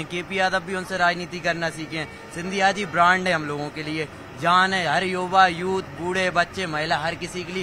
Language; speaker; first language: Hindi; native; Hindi